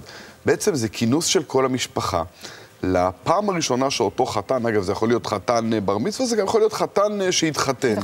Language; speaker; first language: Hebrew; native; Hebrew